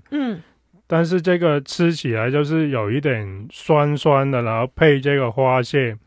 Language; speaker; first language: Chinese; non-native, local second language; Cantonese